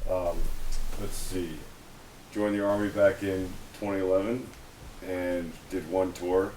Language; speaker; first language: English; native; English